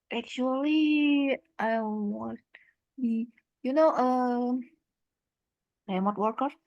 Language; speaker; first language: English; non-native, learner; Indonesian